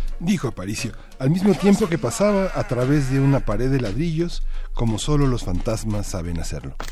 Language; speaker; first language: Spanish; native; Spanish